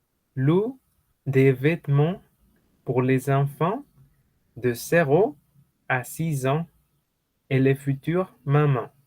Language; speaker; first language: French; non-native, fluent; Spanish